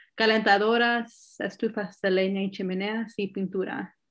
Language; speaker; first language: Spanish; early bilingual, heritage; Spanish